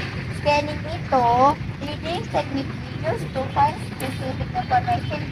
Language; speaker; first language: English; non-native, learner; Indonesian